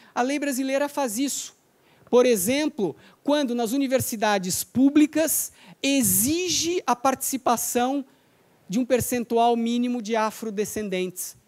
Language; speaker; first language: Portuguese; native; Portuguese